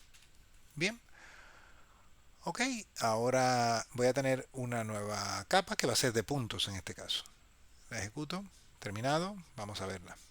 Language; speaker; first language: Spanish; native; Spanish